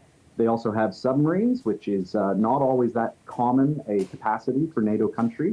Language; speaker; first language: English; native; English